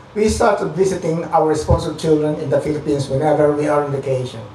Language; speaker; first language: English; non-native, local second language; Filipino